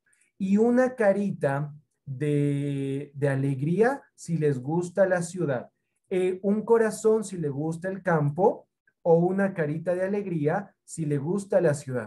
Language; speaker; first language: Spanish; native; Spanish